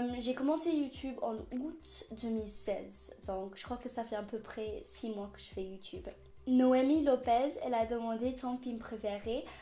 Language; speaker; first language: French; non-native, fluent; English